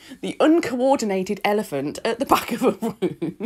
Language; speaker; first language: English; native; English